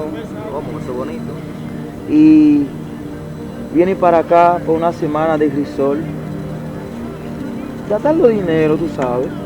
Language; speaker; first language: Spanish; non-native, learner; Haitian Creole